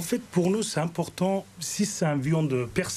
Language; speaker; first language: French; non-native, learner; Turkish